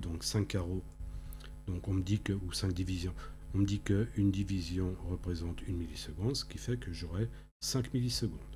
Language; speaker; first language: French; native; French